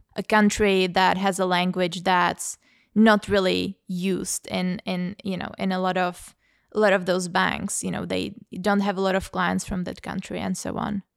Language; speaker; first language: English; non-native, fluent; Czech